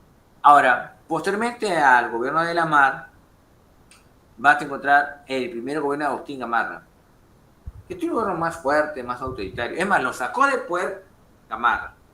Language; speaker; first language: Spanish; native; Spanish